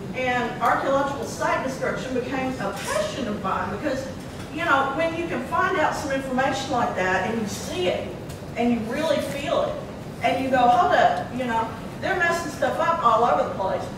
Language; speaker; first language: English; native; English